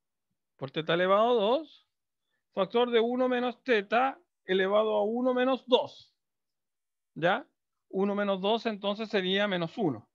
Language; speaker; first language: Spanish; native; Spanish